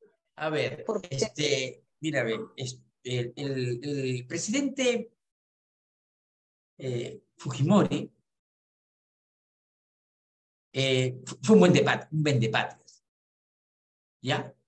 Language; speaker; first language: Spanish; native; Spanish